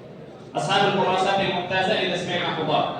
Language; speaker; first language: Arabic; non-native, fluent; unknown